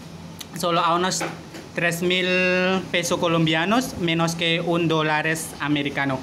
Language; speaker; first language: Spanish; non-native, learner; Indonesian